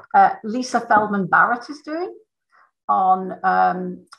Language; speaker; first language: English; native; English